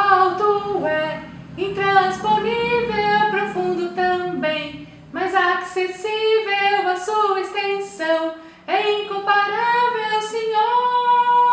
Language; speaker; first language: Portuguese; native; Portuguese